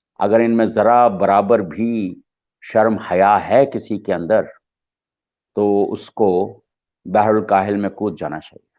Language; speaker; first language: Urdu; non-native, local second language; Punjabi